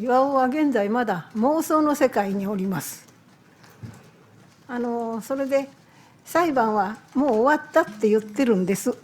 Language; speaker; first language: Japanese; native; Japanese